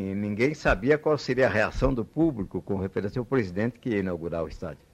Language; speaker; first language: Portuguese; native; Portuguese